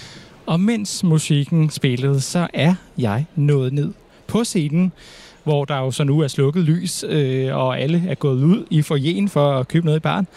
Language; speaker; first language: Danish; native; Danish